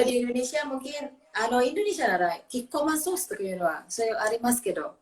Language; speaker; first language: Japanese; non-native, learner; Indonesian